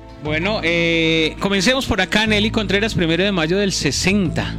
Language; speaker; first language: Spanish; native; Spanish